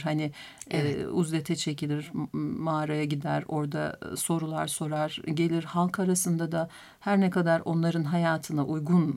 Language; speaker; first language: Turkish; native; Turkish